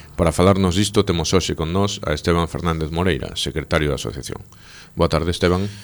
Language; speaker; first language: Galician; native; Galician